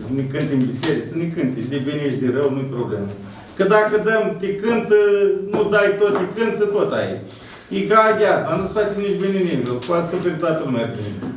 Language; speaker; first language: Romanian; native; Romanian